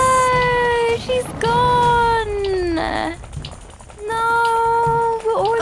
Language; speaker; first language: English; native; English